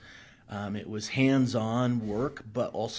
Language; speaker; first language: English; native; English